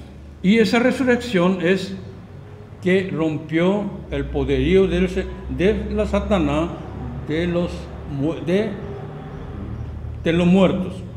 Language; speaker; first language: Spanish; non-native, learner; Korean